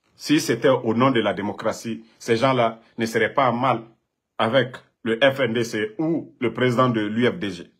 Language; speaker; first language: French; non-native, local second language; Mandingo